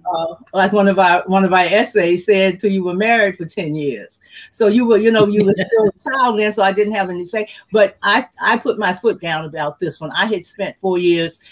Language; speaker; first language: English; native; English